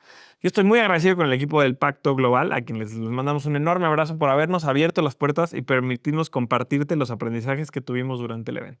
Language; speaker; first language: Spanish; native; Spanish